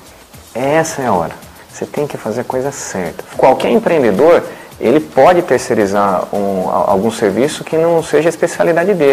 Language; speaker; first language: Portuguese; native; Portuguese